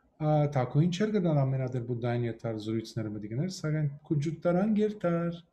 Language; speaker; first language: Armenian; early bilingual, heritage; Armenian